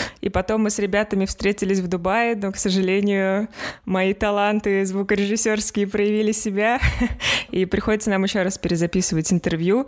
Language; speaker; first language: Russian; native; Russian